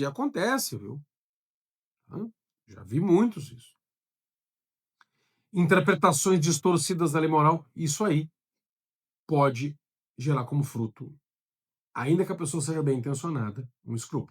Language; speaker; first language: Portuguese; native; Portuguese